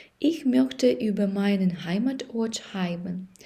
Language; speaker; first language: German; non-native, fluent; Ukrainian